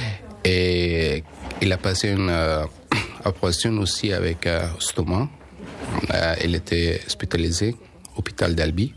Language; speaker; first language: French; non-native, learner; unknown